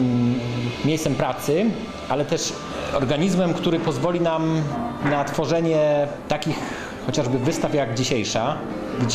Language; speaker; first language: Polish; native; Polish